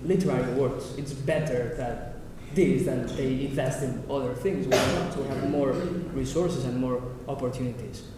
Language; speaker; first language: English; non-native, fluent; Catalan